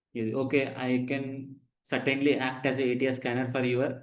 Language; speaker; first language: English; non-native, local second language; Telugu